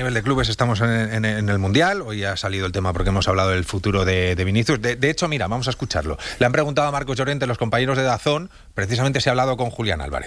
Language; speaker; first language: Spanish; native; Spanish